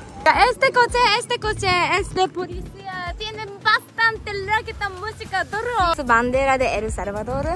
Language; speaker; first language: Spanish; non-native, learner; Japanese